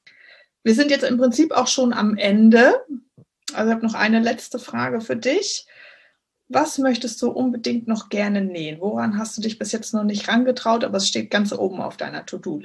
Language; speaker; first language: German; native; German